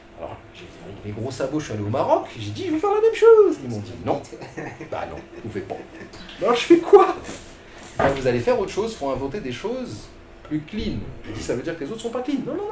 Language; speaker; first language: French; non-native, local second language; Arabic